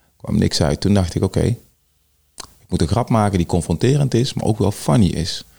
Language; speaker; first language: Dutch; early bilingual, other home language; Sranan Tongo